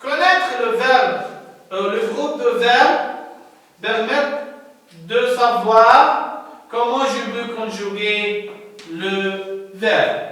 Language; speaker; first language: French; non-native, learner; Arabic